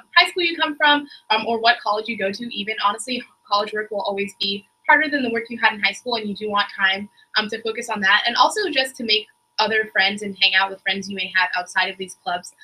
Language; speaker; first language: English; native; English